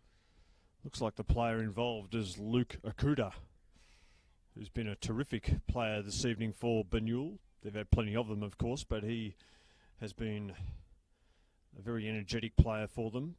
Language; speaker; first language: English; native; English